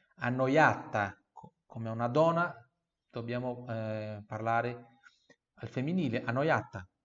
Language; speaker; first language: Italian; non-native, fluent; Portuguese